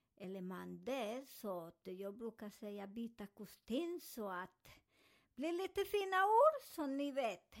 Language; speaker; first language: Swedish; non-native, fluent; Spanish